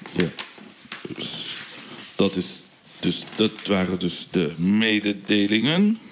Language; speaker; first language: Dutch; early bilingual, heritage; Dutch